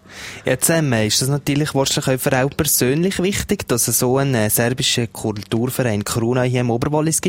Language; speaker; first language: German; native; German